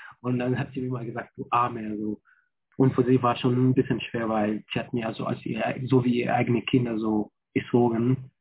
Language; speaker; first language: German; non-native, fluent; Fula